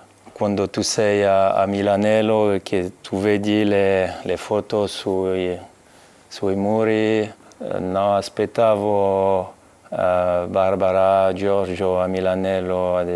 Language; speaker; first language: Italian; non-native, fluent; French